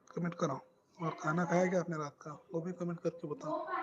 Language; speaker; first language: Hindi; non-native, local second language; Marathi